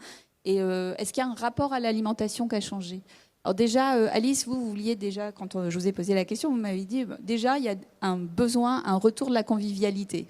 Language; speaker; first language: French; native; French